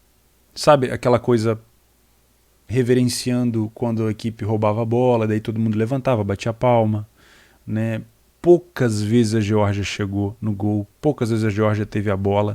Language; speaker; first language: Portuguese; native; Portuguese